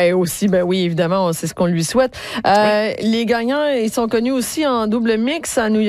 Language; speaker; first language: French; native; French